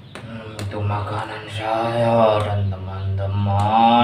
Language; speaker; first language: Indonesian; non-native, local second language; Javanese